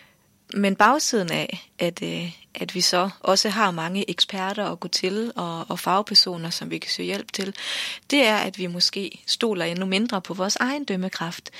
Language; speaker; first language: Danish; native; Danish